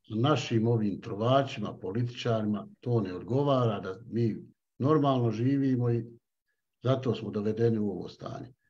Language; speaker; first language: Bosnian; native; Bosnian